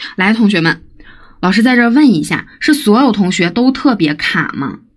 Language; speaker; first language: Chinese; native; Chinese